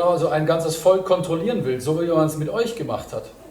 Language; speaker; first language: German; native; German